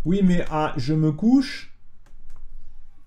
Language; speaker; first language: French; native; French